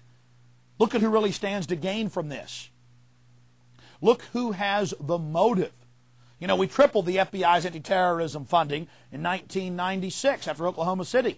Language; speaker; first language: English; native; English